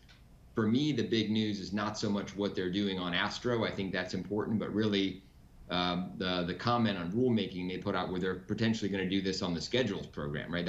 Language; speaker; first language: English; native; English